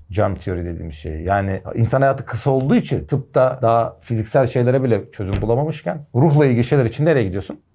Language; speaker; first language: Turkish; native; Turkish